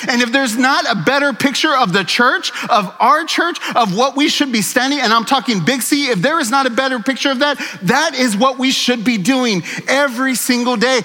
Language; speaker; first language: English; native; English